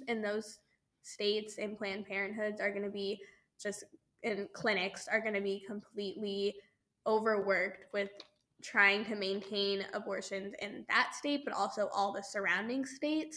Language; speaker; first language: English; native; English